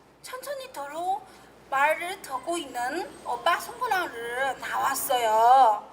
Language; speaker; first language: Korean; non-native, learner; Chinese